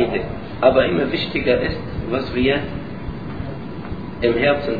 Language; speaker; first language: German; non-native, learner; Arabic